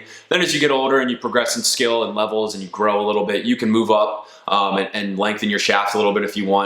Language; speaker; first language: English; native; English